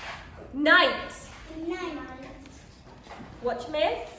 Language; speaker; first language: English; native; English